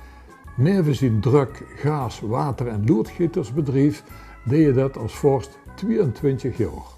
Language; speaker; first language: Dutch; native; Dutch